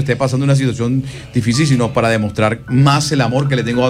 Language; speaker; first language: Spanish; native; Spanish